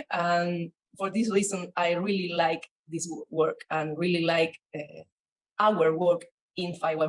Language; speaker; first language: English; non-native, learner; Spanish